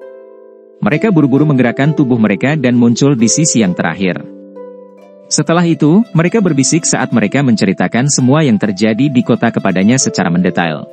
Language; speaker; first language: Indonesian; native; Indonesian